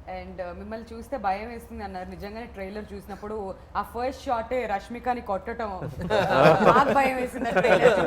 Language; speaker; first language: Telugu; native; Telugu